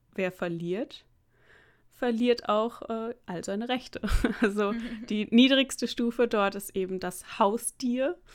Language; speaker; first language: German; native; German